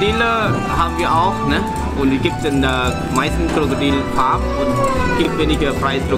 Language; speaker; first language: German; non-native, learner; Khmer